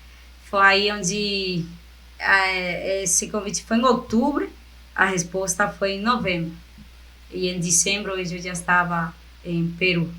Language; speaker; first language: Portuguese; non-native, fluent; Spanish